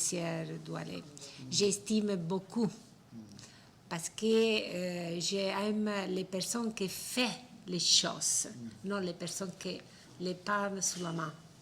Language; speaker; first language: French; non-native, learner; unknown